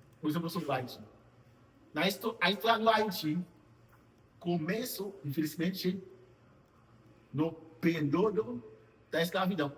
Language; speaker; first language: Portuguese; non-native, fluent; Haitian Creole